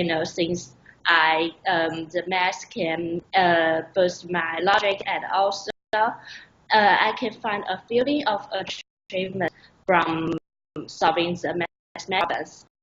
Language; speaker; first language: English; non-native, learner; Chinese